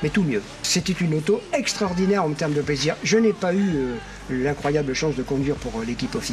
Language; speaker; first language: French; native; French